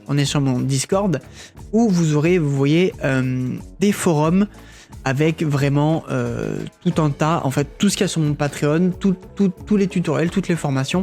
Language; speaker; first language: French; native; French